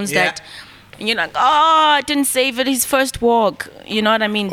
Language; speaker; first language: English; non-native, local second language; Zulu